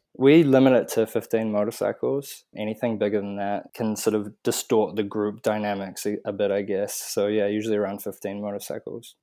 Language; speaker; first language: English; native; English